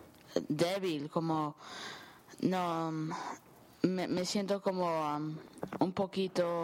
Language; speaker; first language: Spanish; early bilingual, heritage; Spanish